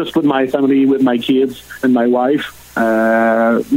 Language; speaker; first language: English; non-native, learner; French